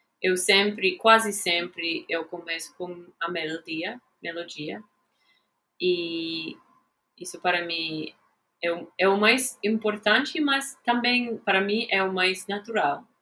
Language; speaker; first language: Portuguese; non-native, fluent; English